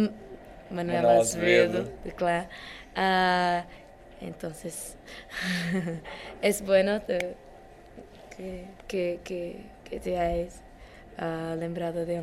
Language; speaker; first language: Spanish; non-native, learner; Portuguese